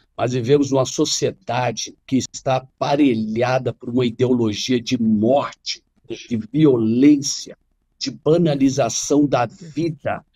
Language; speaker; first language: Portuguese; non-native, fluent; Arabic